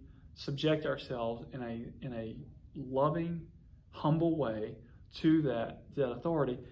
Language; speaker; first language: English; native; English